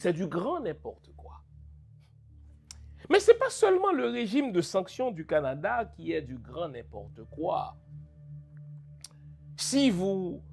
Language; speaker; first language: French; non-native, local second language; Haitian Creole